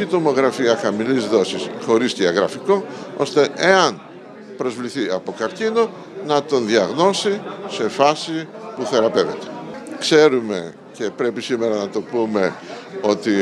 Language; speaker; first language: Greek; native; Greek